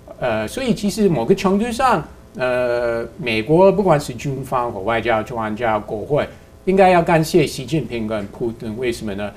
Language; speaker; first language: Chinese; native; Chinese